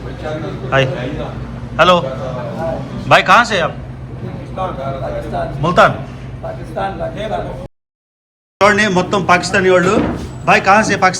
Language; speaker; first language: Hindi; non-native, local second language; Telugu